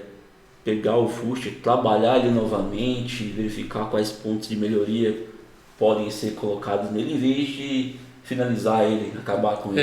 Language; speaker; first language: Portuguese; native; Portuguese